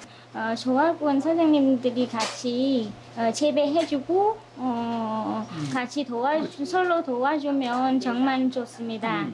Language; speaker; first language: Korean; non-native, learner; Vietnamese